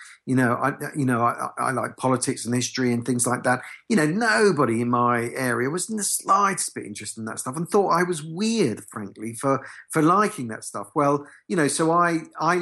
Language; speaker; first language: English; native; English